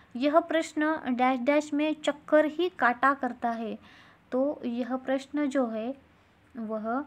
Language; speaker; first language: Hindi; non-native, local second language; Marathi